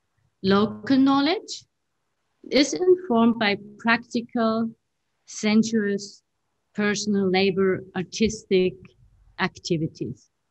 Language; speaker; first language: English; non-native, fluent; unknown